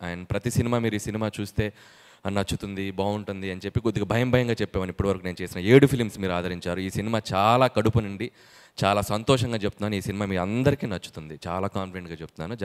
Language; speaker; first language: Telugu; native; Telugu